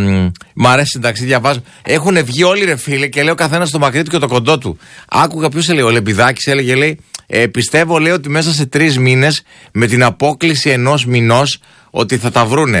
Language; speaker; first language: Greek; native; Greek